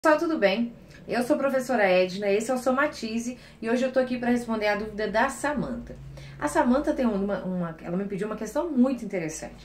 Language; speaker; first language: Portuguese; native; Portuguese